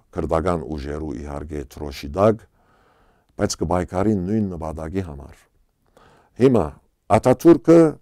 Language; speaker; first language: Armenian; native; Armenian